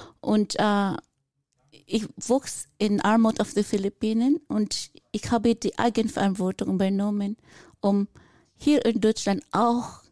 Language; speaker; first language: German; non-native, fluent; Filipino